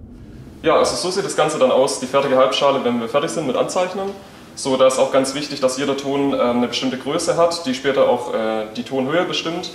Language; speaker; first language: German; native; German